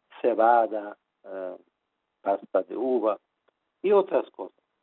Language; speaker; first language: Spanish; non-native, fluent; Persian